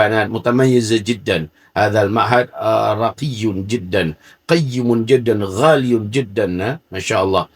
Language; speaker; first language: Arabic; non-native, fluent; Indonesian